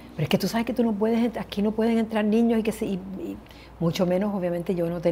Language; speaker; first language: Spanish; early bilingual, heritage; Spanish